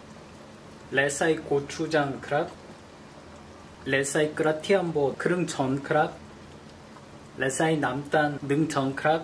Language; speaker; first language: Thai; non-native, learner; Korean